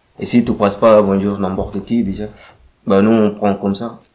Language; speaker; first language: French; non-native, learner; Arabic